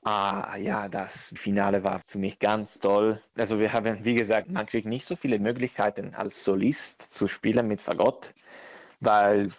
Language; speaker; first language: German; non-native, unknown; Italian